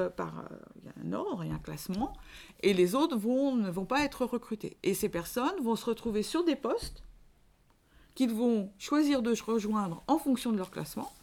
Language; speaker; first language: French; native; French